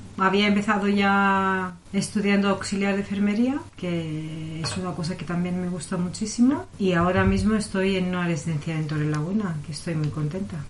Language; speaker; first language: Spanish; non-native, fluent; Greek